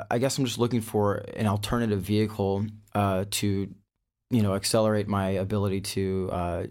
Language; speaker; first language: English; native; English